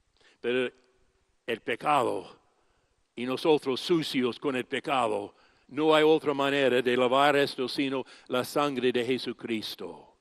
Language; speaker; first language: Spanish; non-native, fluent; English